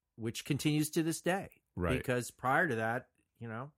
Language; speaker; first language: English; native; English